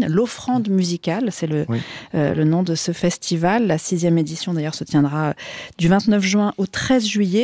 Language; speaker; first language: French; native; French